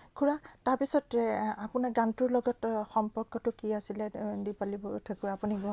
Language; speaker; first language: Assamese; native; Assamese